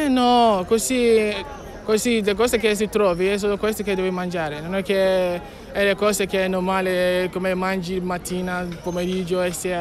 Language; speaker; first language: Italian; non-native, learner; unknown